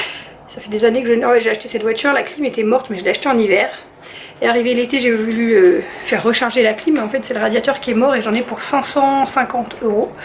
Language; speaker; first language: French; native; French